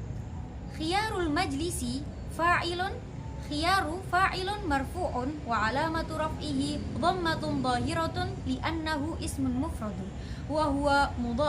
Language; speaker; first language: Arabic; non-native, learner; Indonesian